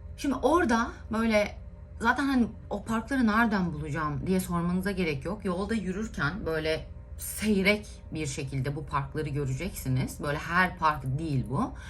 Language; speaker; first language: Turkish; native; Turkish